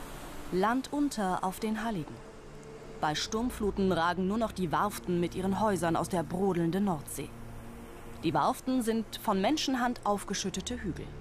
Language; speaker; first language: German; native; German